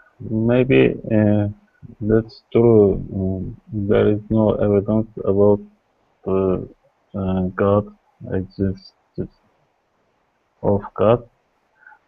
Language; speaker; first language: English; non-native, learner; Kurdish